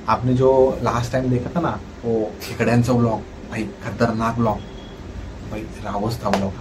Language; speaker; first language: Hindi; non-native, local second language; Marathi